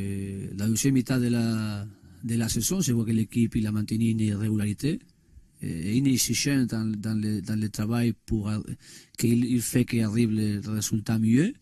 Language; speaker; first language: French; non-native, learner; Spanish